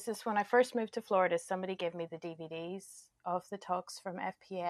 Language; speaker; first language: English; native; English